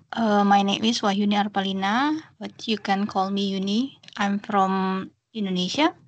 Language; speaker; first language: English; non-native, learner; Indonesian